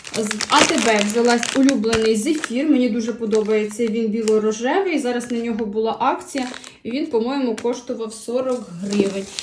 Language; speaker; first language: Ukrainian; native; Ukrainian